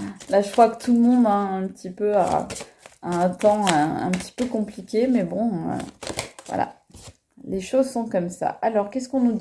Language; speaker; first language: French; native; French